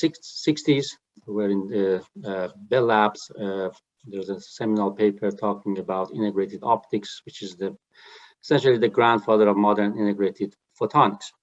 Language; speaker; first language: English; non-native, fluent; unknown